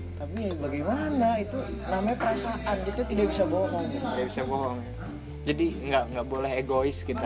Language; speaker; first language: Indonesian; native; Indonesian